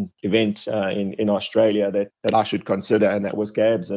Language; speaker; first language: English; native; English